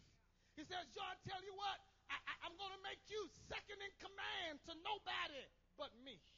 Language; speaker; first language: English; native; English